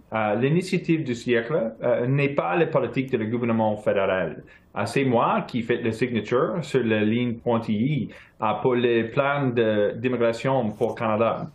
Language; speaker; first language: French; non-native, local second language; English